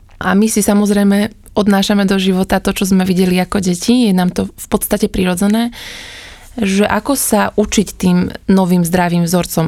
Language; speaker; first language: Slovak; native; Slovak